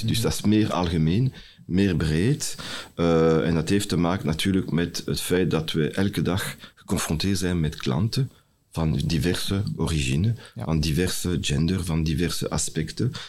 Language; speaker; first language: Dutch; non-native, local second language; French